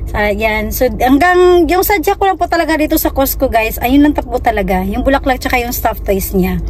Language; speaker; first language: Filipino; non-native, local second language; Cebuano